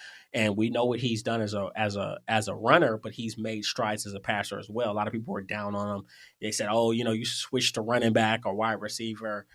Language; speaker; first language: English; native; English